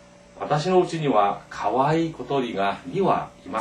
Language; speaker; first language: Japanese; non-native, fluent; Korean